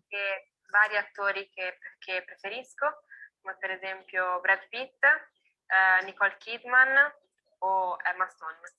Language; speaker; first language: Italian; non-native, learner; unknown